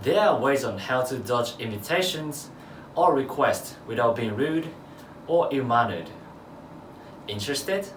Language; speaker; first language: English; non-native, fluent; Japanese